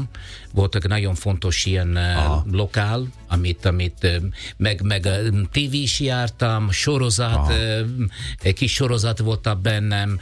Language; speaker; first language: Hungarian; non-native, learner; Italian